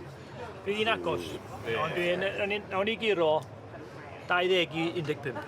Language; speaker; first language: Welsh; native; Welsh